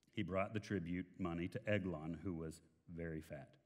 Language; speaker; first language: English; native; English